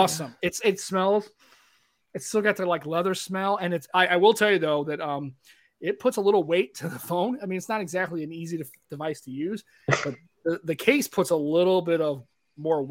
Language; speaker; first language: English; native; English